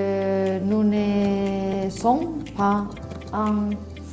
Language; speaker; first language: French; non-native, learner; Spanish